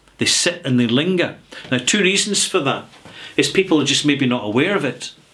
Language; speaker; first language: English; native; English